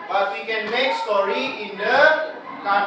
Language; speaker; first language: English; non-native, fluent; Indonesian